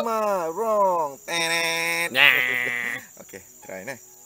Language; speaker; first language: English; non-native, learner; Malay